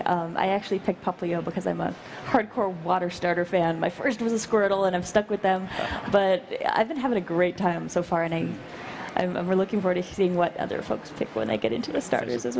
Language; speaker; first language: English; native; English